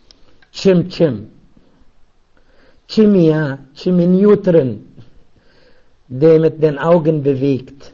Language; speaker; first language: German; non-native, fluent; Arabic